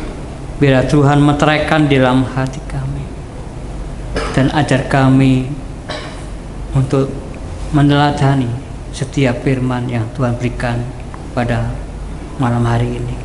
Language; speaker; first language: Indonesian; native; Indonesian